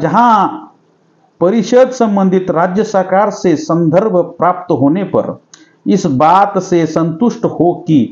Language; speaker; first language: Hindi; non-native, local second language; Marathi